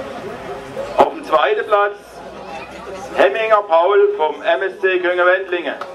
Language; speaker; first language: German; native; German